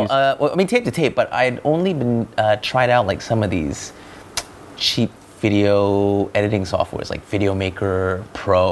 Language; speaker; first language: English; non-native, local second language; Malay